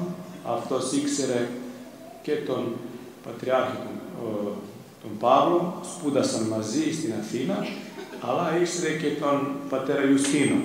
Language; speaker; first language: Greek; non-native, fluent; Serbian